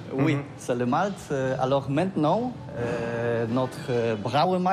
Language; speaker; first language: French; non-native, learner; Polish